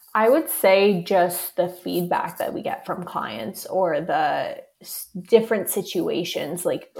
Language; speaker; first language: English; native; English